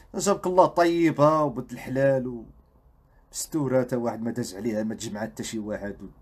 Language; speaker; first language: Arabic; non-native, local second language; Riffian